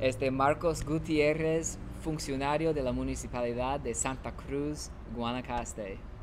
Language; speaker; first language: Spanish; non-native, fluent; English